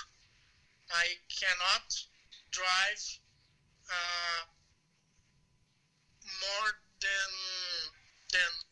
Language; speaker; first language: English; non-native, learner; Portuguese